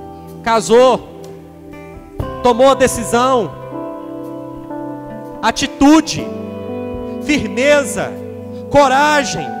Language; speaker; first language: Portuguese; native; Portuguese